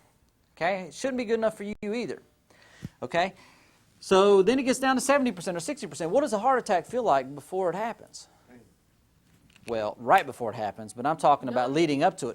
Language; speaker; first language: English; native; English